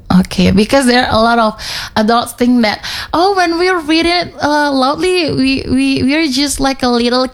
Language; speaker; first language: English; non-native, fluent; Indonesian